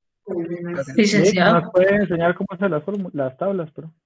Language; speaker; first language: Spanish; native; Spanish